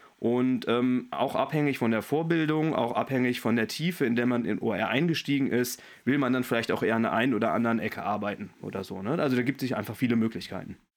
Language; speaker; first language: German; native; German